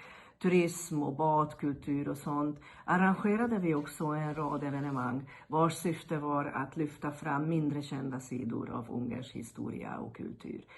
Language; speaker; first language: Swedish; non-native, fluent; Hungarian